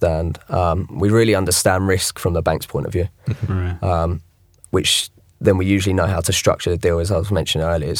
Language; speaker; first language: English; native; English